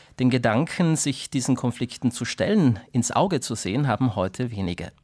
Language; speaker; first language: German; native; German